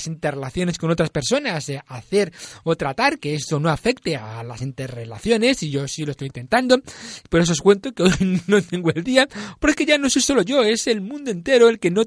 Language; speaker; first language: Spanish; native; Spanish